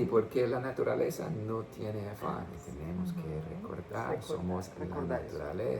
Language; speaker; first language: Spanish; non-native, fluent; English